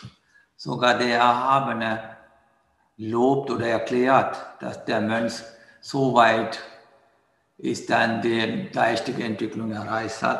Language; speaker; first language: German; non-native, fluent; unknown